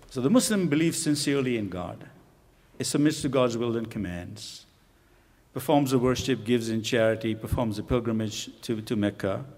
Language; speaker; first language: English; non-native, local second language; Urdu